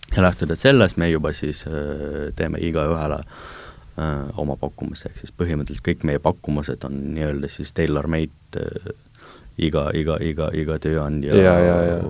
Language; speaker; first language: Estonian; non-native, local second language; Russian